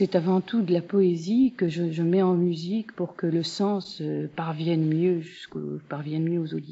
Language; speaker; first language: French; native; French